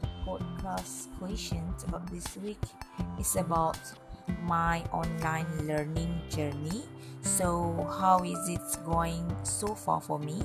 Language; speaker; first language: English; non-native, learner; Malay